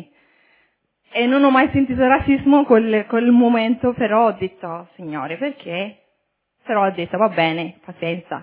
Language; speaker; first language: Italian; early bilingual, other home language; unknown